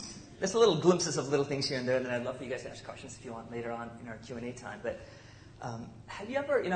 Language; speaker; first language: English; non-native, local second language; Tamil